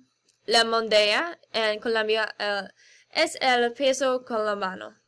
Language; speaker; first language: Spanish; non-native, learner; English